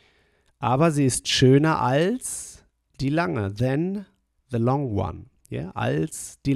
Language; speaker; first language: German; non-native, fluent; English